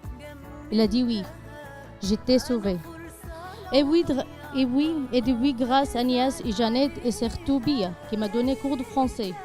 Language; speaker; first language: French; non-native, learner; Arabic